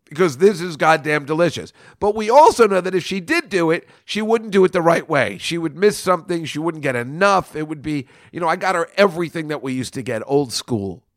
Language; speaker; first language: English; native; English